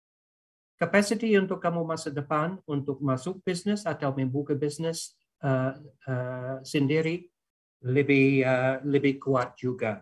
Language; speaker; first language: Indonesian; non-native, fluent; English